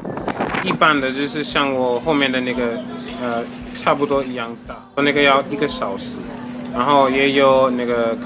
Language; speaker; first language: Chinese; non-native, fluent; English